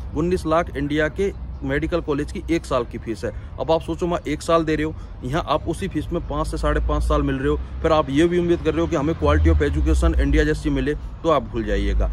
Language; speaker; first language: Hindi; native; Hindi